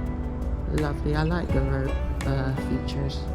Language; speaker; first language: English; native; English